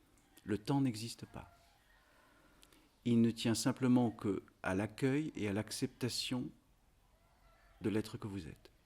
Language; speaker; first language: French; native; French